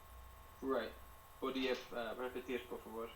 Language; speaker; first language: Spanish; non-native, learner; English